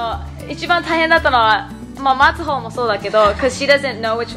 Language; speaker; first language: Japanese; early bilingual, heritage; Japanese